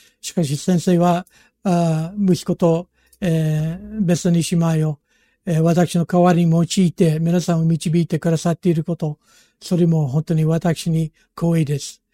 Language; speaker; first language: Japanese; non-native, fluent; English